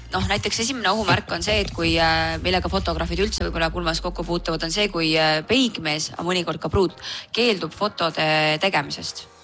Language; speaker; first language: Estonian; native; Estonian